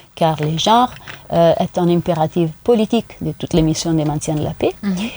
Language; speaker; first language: French; non-native, fluent; Italian